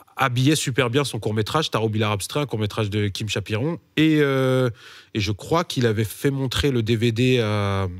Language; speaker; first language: French; native; French